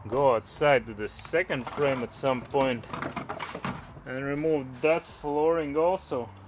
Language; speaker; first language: English; non-native, learner; Latvian